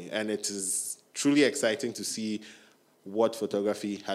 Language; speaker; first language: English; non-native, local second language; Akan